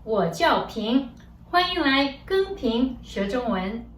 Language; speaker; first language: Chinese; non-native, fluent; English